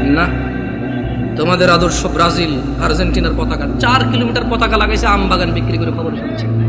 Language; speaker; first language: Bangla; early bilingual, heritage; Bangla